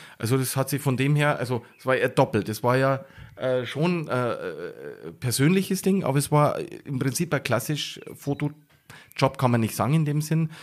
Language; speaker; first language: German; native; German